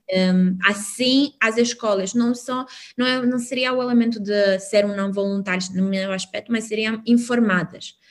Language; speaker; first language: Portuguese; non-native, fluent; Albanian